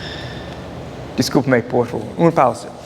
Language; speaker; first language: Spanish; non-native, fluent; English